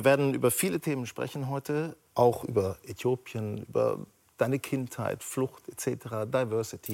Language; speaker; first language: German; native; German